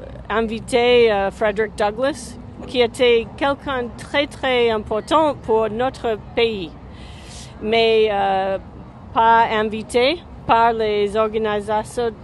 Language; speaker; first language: French; non-native, fluent; English